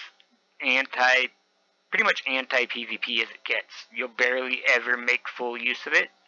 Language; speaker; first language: English; native; English